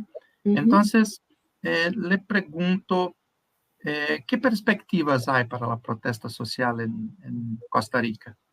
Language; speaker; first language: Spanish; non-native, fluent; Portuguese